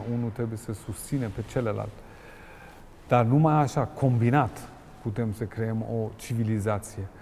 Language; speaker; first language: Romanian; non-native, fluent; German